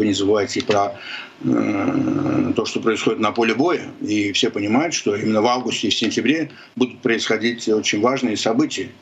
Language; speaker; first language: Russian; non-native, local second language; Azerbaijani